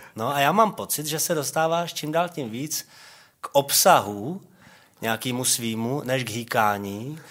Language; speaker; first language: Czech; native; Czech